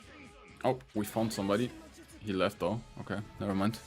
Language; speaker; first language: English; non-native, fluent; German